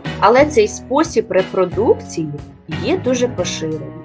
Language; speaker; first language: Ukrainian; native; Ukrainian